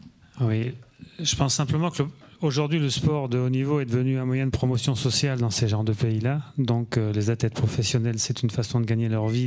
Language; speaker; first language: French; native; French